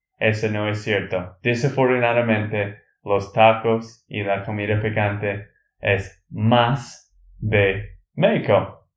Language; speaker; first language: Spanish; non-native, learner; English